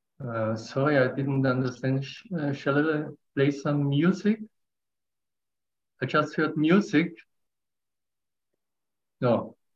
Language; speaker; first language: English; non-native, fluent; German